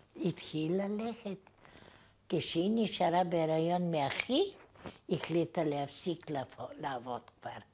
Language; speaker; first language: Hebrew; non-native, fluent; Bulgarian